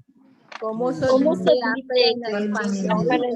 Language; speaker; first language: Spanish; non-native, learner; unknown